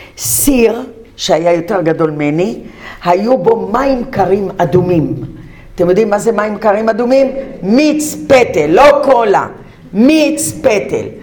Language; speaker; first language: Hebrew; early bilingual, other home language; Arabic